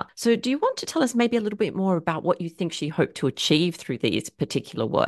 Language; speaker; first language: English; native; English